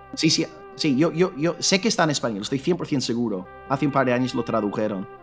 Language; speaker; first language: Spanish; non-native, fluent; English